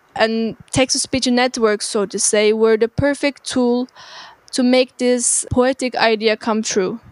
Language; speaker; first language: English; non-native, fluent; Turkish